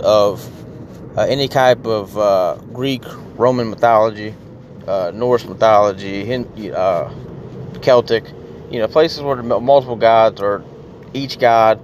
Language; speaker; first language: English; native; English